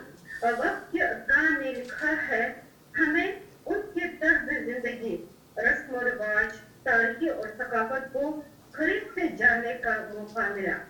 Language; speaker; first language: Hindi; non-native, fluent; Uzbek